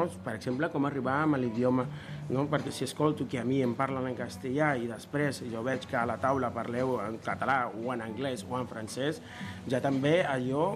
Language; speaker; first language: Catalan; non-native, fluent; Spanish